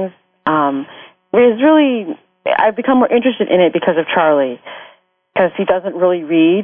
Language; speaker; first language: English; native; English